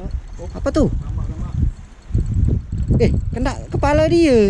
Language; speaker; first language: Malay; native; Malay